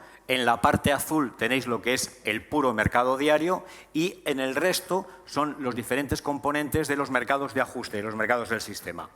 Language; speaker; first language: Spanish; native; Spanish